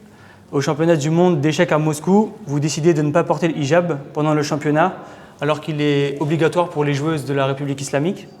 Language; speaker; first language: French; native; French